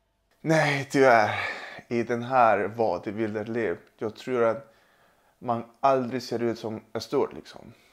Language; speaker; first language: Swedish; non-native, fluent; Spanish